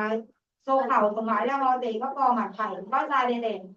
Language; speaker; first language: Cantonese; non-native, fluent; Thai